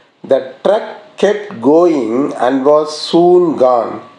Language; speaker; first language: English; non-native, local second language; Tamil